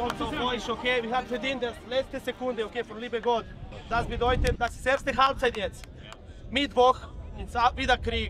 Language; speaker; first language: German; non-native, learner; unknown